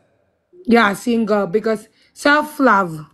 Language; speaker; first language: English; non-native, learner; Filipino